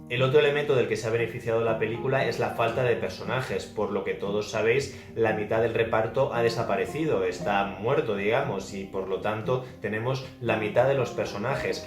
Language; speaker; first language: Spanish; native; Spanish